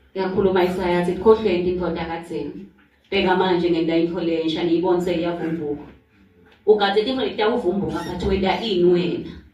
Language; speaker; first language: Zulu; non-native, local second language; Swati